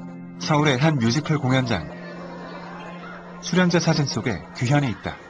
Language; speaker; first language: Korean; native; Korean